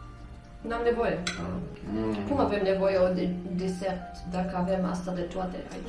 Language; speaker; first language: Romanian; non-native, learner; Dutch